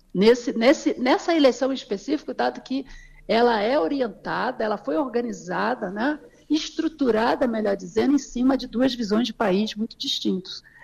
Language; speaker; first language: Portuguese; native; Portuguese